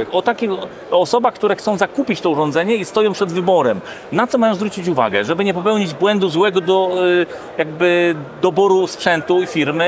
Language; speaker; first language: Polish; native; Polish